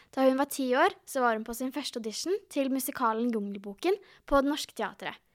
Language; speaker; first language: Norwegian; native; Norwegian